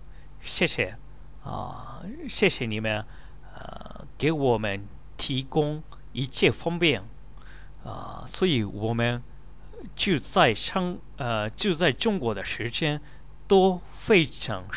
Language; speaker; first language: Chinese; non-native, learner; Japanese